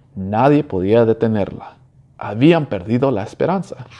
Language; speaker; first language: Spanish; early bilingual, heritage; Spanish